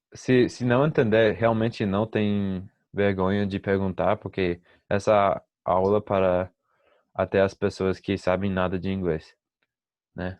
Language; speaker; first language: Portuguese; non-native, fluent; English